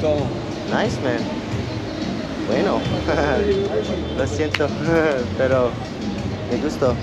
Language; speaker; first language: Spanish; non-native, learner; English